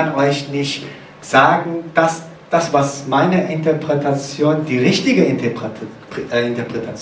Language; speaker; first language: German; non-native, fluent; Korean